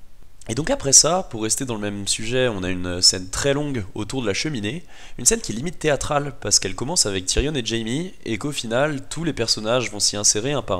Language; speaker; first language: French; native; French